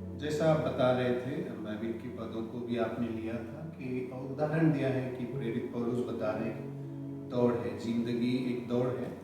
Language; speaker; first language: Hindi; native; Hindi